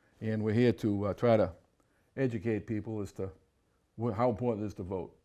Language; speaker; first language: English; native; English